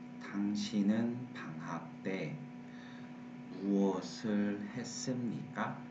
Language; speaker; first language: Korean; non-native, fluent; Vietnamese